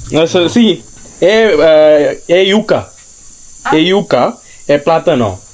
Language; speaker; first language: Spanish; non-native, learner; Malayalam